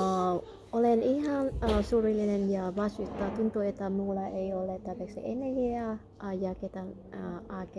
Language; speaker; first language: Finnish; non-native, learner; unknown